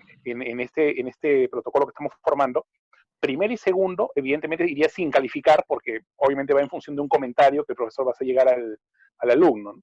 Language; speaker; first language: Spanish; native; Spanish